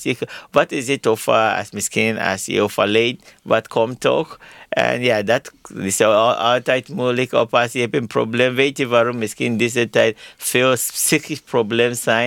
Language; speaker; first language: Dutch; non-native, fluent; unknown